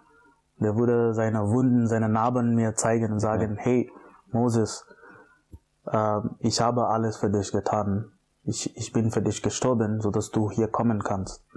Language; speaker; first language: German; non-native, fluent; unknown